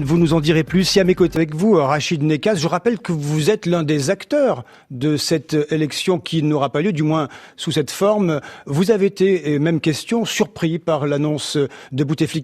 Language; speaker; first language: French; native; French